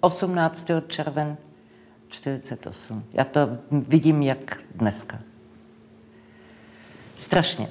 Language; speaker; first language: Czech; non-native, local second language; English